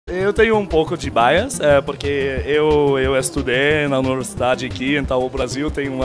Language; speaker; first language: Portuguese; non-native, fluent; English